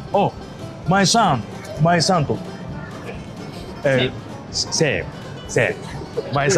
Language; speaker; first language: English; non-native, learner; Japanese